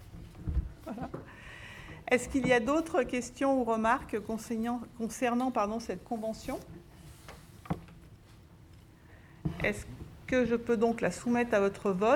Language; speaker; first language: French; native; French